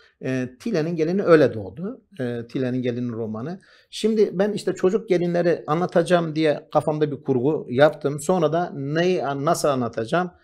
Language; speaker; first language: Turkish; non-native, local second language; Kurdish